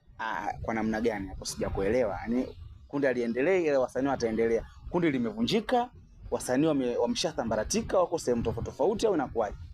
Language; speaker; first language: Swahili; native; Swahili